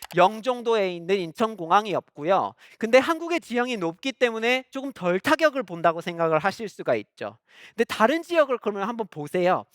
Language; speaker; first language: Korean; non-native, fluent; English